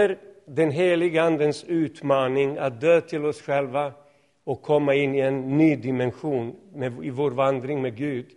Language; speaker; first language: Swedish; non-native, fluent; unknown